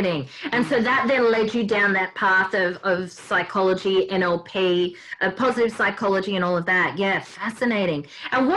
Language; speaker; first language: English; native; English